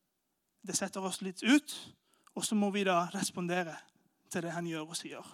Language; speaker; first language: Norwegian; non-native, fluent; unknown